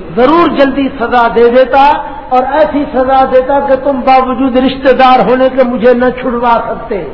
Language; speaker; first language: Urdu; non-native, local second language; Punjabi